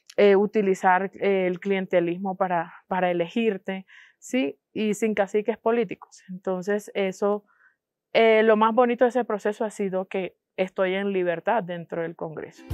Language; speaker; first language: Spanish; non-native, local second language; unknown